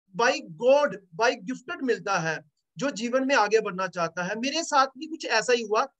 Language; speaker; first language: Hindi; native; Hindi